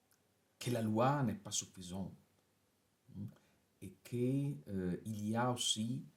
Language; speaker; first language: French; non-native, fluent; Italian